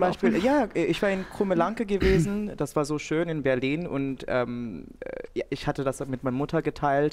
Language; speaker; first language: German; non-native, fluent; Bangla